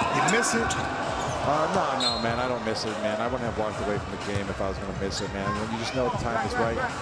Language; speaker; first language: English; native; English